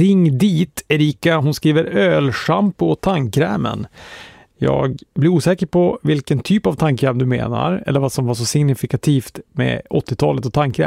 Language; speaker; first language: Swedish; native; Swedish